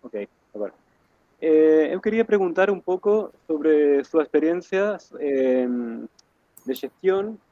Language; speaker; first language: Portuguese; non-native, learner; Spanish